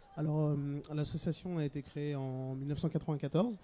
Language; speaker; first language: French; native; French